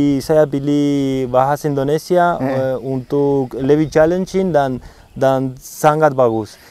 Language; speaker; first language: Indonesian; non-native, learner; Spanish